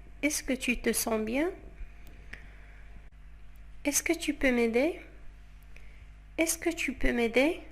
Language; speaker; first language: French; non-native, fluent; Arabic